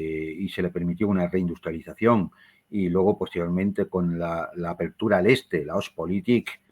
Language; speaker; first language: Spanish; native; Spanish